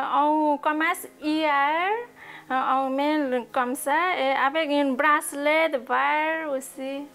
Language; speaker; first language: French; non-native, learner; Nepali